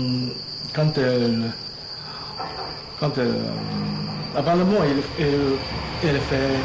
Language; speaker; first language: French; non-native, learner; Japanese